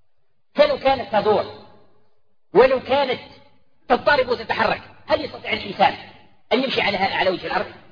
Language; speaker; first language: Arabic; native; Arabic